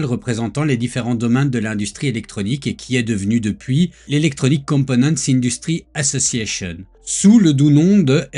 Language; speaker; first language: French; native; French